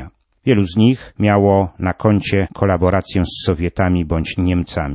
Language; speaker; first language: Polish; native; Polish